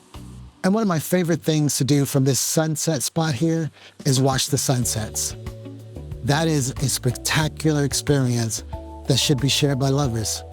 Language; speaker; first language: English; native; English